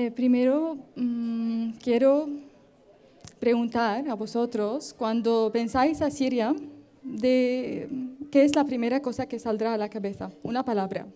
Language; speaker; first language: Spanish; non-native, fluent; Arabic